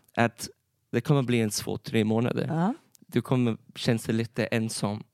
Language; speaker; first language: Swedish; non-native, learner; English